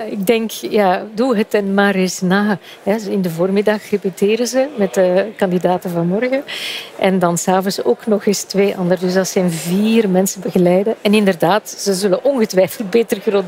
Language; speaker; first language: Dutch; native; Dutch